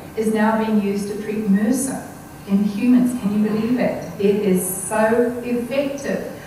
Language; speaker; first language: English; native; English